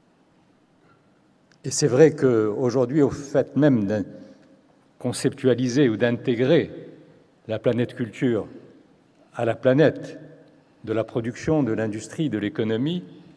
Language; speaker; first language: French; non-native, local second language; Arabic